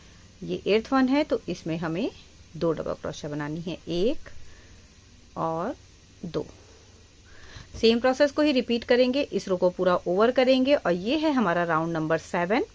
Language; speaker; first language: Hindi; native; Hindi